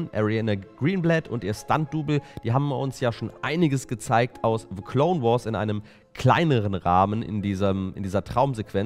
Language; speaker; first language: German; native; German